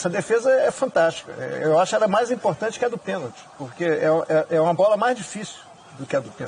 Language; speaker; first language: Portuguese; native; Portuguese